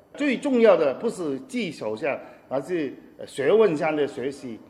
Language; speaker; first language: Chinese; non-native, fluent; Cantonese